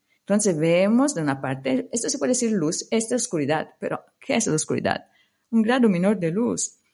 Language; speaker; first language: Spanish; non-native, fluent; Italian